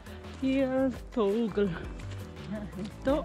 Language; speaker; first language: German; non-native, learner; Filipino